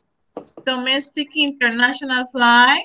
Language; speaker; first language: English; non-native, learner; Spanish